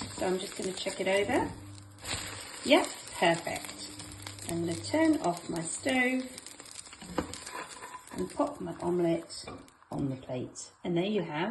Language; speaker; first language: English; native; English